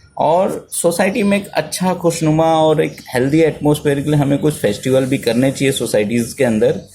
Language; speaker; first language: Hindi; native; Hindi